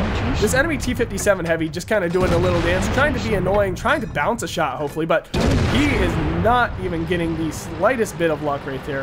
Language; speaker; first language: English; native; English